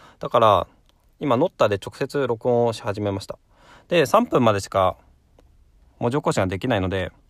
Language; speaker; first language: Japanese; native; Japanese